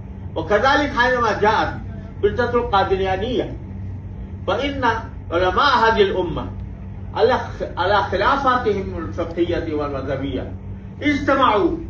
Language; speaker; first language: Arabic; non-native, fluent; Urdu